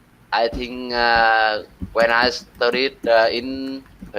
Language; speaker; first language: English; non-native, learner; Vietnamese